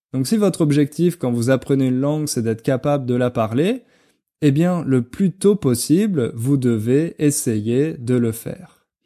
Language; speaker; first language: French; native; French